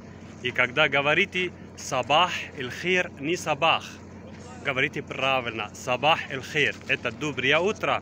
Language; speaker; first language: Russian; non-native, fluent; Arabic